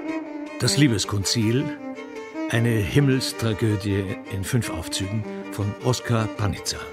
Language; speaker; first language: German; native; German